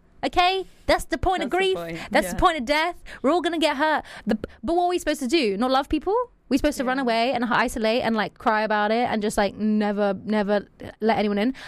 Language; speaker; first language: English; native; English